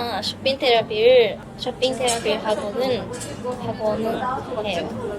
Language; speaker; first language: Korean; non-native, learner; Japanese